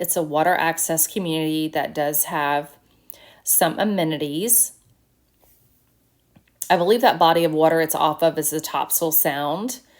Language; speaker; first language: English; native; English